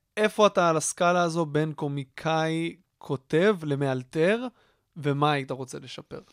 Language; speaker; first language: Hebrew; native; Hebrew